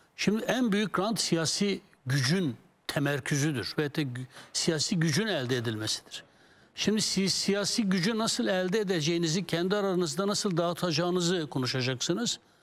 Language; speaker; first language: Turkish; non-native, local second language; Kurdish